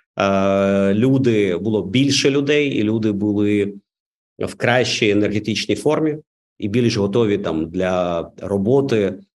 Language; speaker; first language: Ukrainian; non-native, local second language; Russian